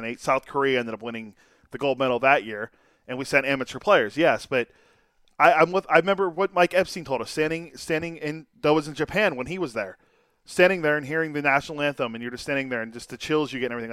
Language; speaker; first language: English; native; English